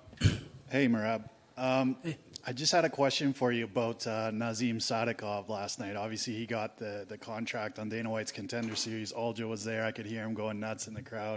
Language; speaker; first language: English; native; English